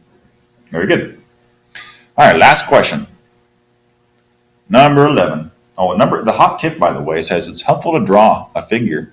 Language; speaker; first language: English; native; English